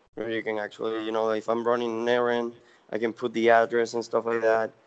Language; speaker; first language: English; non-native, fluent; Spanish